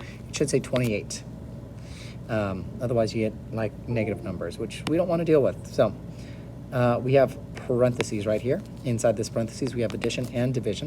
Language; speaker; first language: English; native; English